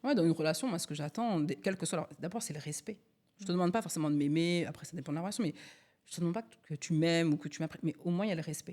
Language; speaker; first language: French; native; French